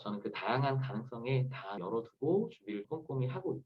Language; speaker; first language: Korean; native; Korean